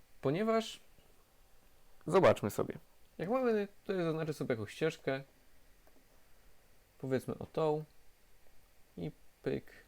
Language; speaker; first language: Polish; native; Polish